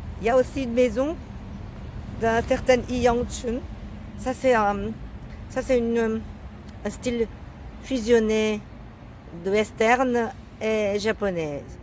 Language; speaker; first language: French; non-native, fluent; Korean